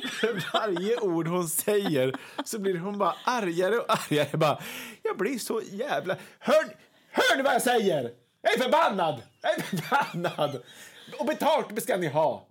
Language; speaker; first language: Swedish; native; Swedish